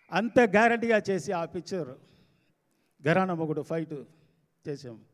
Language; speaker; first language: Telugu; non-native, learner; Tamil